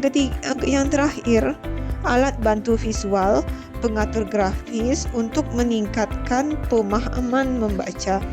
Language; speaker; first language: Indonesian; native; Indonesian